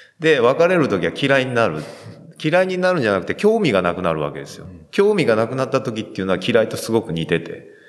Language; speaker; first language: Japanese; native; Japanese